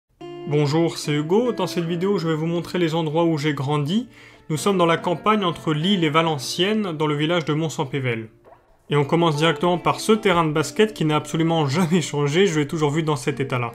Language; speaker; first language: French; native; French